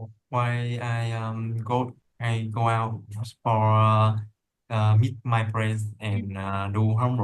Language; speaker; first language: English; non-native, learner; Vietnamese